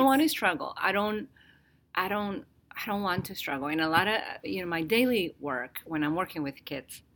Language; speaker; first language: English; non-native, fluent; Spanish